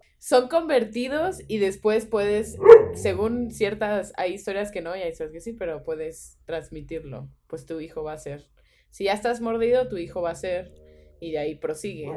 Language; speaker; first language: Spanish; native; Spanish